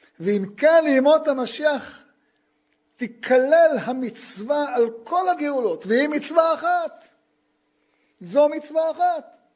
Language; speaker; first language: Hebrew; native; Hebrew